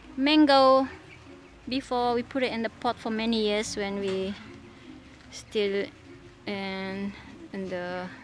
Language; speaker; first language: English; non-native, learner; Indonesian